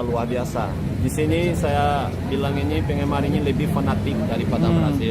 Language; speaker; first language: Indonesian; non-native, fluent; Portuguese